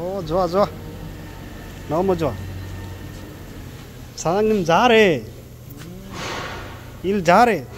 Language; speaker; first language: Korean; non-native, learner; Bangla